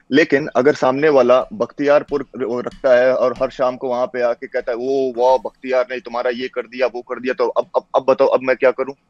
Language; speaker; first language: Hindi; native; Hindi